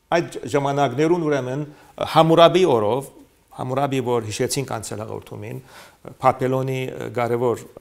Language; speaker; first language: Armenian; early bilingual, heritage; Armenian